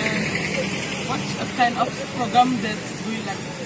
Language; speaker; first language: English; non-native, learner; Indonesian